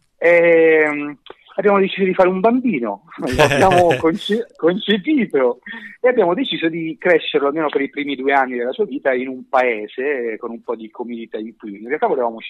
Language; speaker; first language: Italian; native; Italian